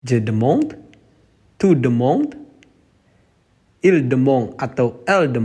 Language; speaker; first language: French; non-native, fluent; Indonesian